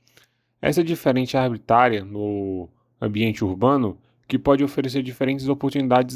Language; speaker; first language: Portuguese; native; Portuguese